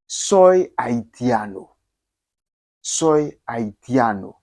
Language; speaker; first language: Spanish; non-native, fluent; Haitian Creole